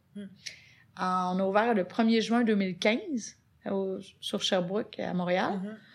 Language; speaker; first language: French; native; French